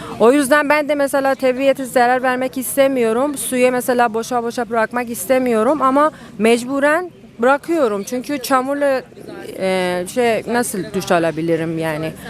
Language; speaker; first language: Turkish; non-native, learner; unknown